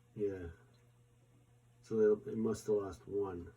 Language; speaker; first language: English; native; English